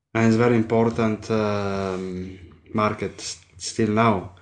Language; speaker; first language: English; non-native, fluent; Italian